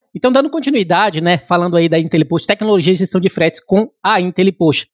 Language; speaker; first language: Portuguese; non-native, fluent; German